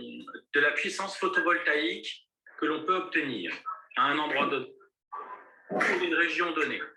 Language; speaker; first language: French; native; French